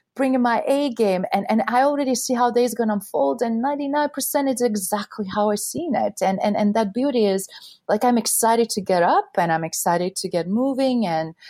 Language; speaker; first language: English; non-native, fluent; Bosnian